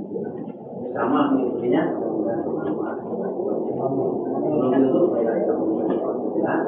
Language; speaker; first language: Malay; non-native, local second language; Sundanese